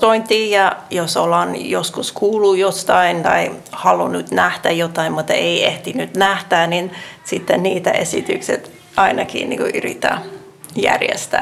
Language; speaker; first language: Finnish; non-native, fluent; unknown